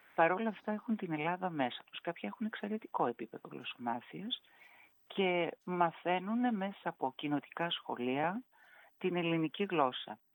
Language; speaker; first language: Greek; native; Greek